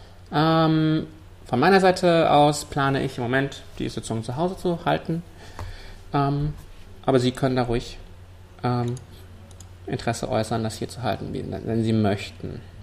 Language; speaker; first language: German; non-native, fluent; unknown